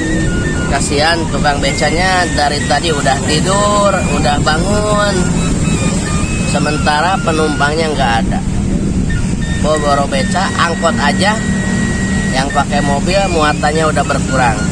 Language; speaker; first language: Indonesian; non-native, local second language; Sundanese